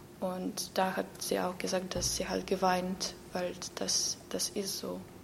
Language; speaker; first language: German; non-native, learner; Ukrainian